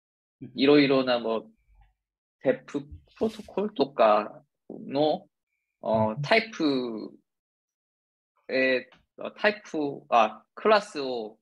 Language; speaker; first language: Japanese; non-native, learner; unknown